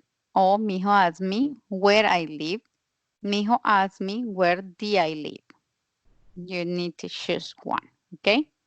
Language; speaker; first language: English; non-native, fluent; Spanish